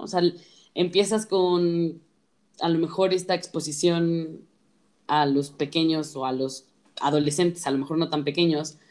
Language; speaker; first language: Spanish; native; Spanish